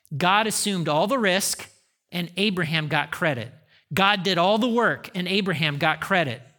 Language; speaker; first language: English; native; English